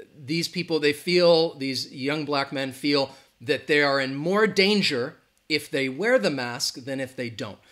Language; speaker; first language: English; native; English